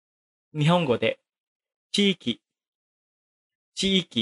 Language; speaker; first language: Japanese; non-native, fluent; Indonesian